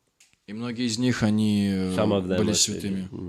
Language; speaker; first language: Russian; native; Russian